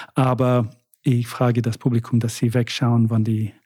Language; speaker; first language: German; non-native, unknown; English